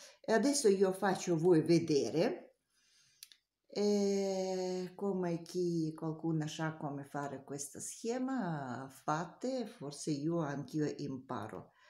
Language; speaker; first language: Italian; non-native, learner; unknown